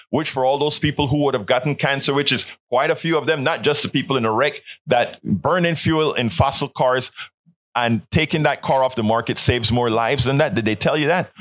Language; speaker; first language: English; non-native, fluent; Spanish